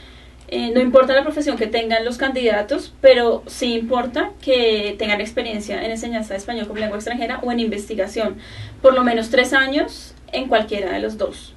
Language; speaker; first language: Spanish; native; Spanish